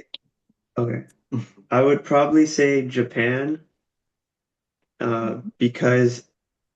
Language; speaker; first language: English; early bilingual, heritage; French